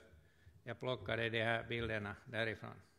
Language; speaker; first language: Swedish; non-native, fluent; Finnish